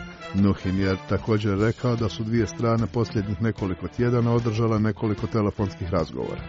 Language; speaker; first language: Croatian; native; Croatian